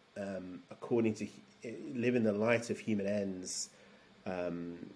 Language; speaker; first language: English; native; English